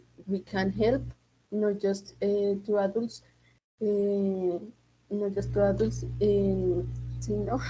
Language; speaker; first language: English; non-native, learner; Spanish